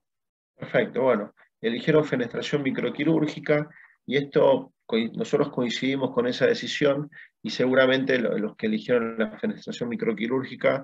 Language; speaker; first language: Spanish; native; Spanish